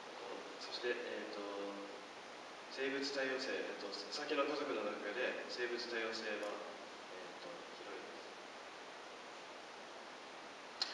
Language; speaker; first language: Japanese; non-native, fluent; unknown